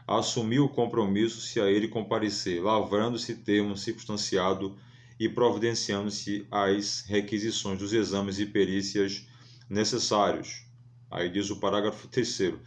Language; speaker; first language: Portuguese; native; Portuguese